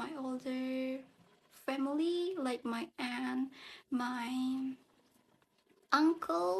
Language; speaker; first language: English; non-native, learner; Indonesian